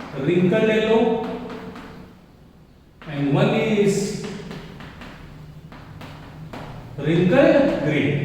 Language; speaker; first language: English; non-native, local second language; Hindi